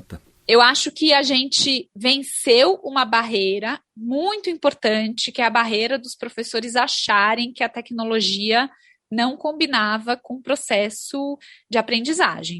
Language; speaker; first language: Portuguese; native; Portuguese